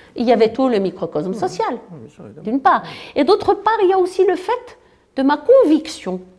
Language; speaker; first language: French; non-native, local second language; Arabic